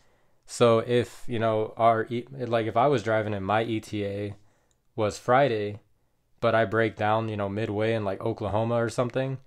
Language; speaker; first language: English; native; English